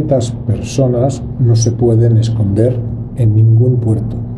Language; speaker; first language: Spanish; native; Spanish